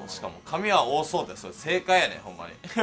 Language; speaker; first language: Japanese; native; Japanese